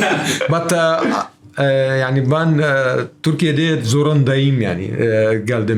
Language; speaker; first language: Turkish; non-native, learner; Arabic